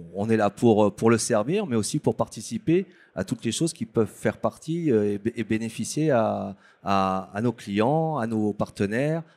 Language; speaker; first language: French; native; French